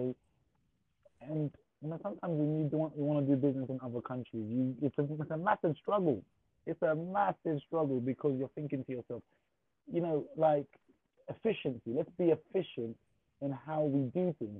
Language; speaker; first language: English; native; English